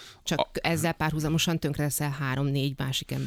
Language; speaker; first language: Hungarian; native; Hungarian